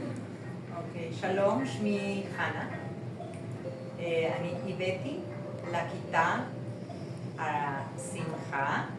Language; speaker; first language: Hebrew; non-native, learner; Spanish